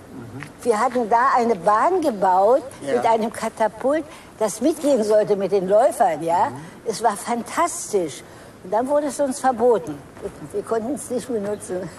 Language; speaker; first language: German; native; German